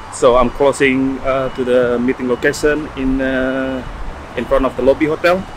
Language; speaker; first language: English; non-native, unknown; Indonesian